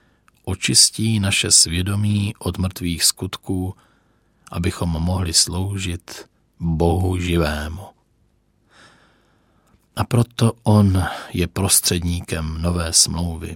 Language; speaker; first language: Czech; native; Czech